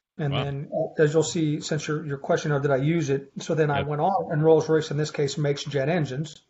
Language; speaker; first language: English; native; English